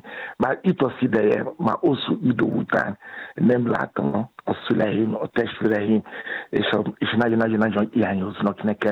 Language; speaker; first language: Hungarian; non-native, fluent; Yoruba